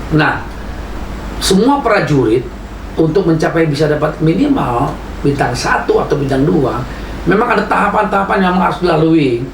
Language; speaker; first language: Indonesian; native; Indonesian